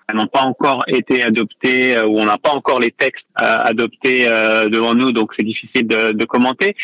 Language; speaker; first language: French; native; French